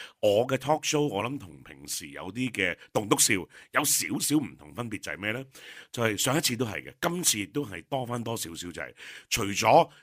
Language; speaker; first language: Cantonese; native; Cantonese